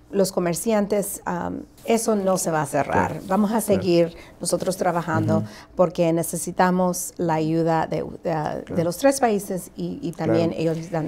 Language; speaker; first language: Spanish; early bilingual, heritage; Spanish